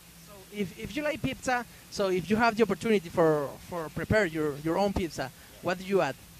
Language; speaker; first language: English; non-native, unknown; Spanish